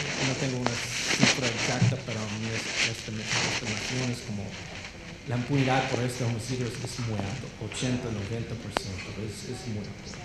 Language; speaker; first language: Spanish; non-native, fluent; English